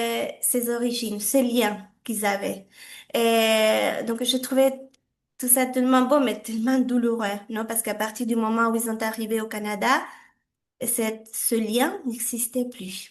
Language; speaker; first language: French; non-native, fluent; Spanish